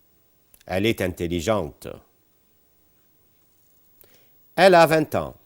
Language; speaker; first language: French; non-native, fluent; Arabic